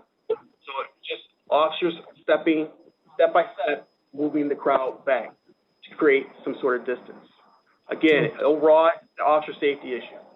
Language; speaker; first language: English; native; English